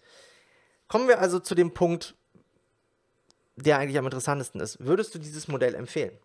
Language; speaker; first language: German; native; German